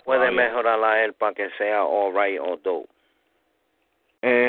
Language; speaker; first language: Spanish; early bilingual, heritage; Spanish